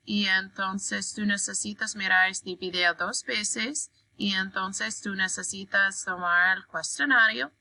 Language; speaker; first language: Spanish; non-native, learner; English